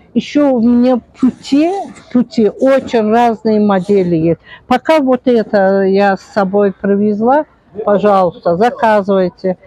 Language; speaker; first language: Russian; non-native, local second language; Azerbaijani